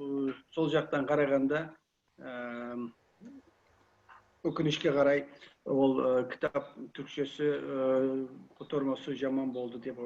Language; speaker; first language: Kyrgyz; non-native, learner; Kazakh